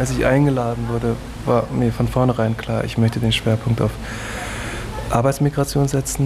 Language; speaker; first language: German; early bilingual, other home language; Turkish